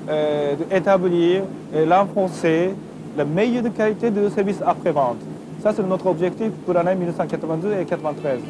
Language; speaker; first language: French; non-native, fluent; Japanese